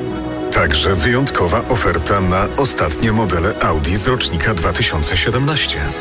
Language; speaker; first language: Polish; native; Polish